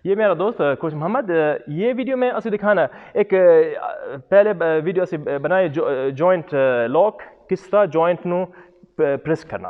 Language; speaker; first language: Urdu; non-native, learner; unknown